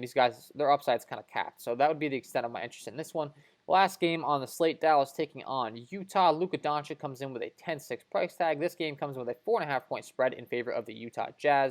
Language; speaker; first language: English; native; English